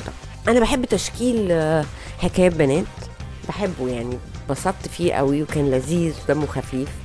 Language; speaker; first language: Arabic; native; Arabic